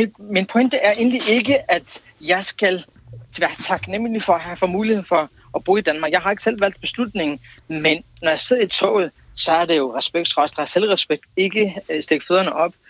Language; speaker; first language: Danish; early bilingual, other home language; Kurdish